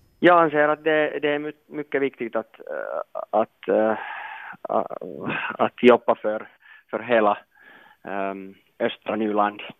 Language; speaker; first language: Swedish; non-native, local second language; Finnish